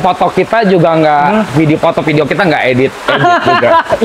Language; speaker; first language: Indonesian; native; Indonesian